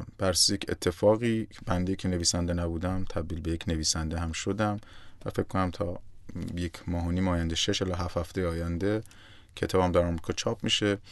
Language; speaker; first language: Persian; native; Persian